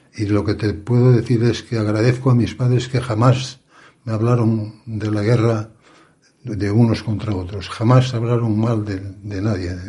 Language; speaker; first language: Spanish; native; Spanish